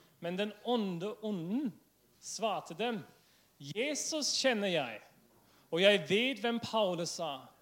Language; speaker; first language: Norwegian; non-native, fluent; English